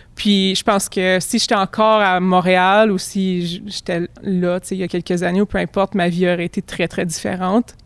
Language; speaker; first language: French; native; French